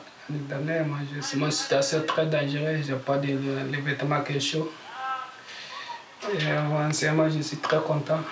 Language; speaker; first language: French; non-native, learner; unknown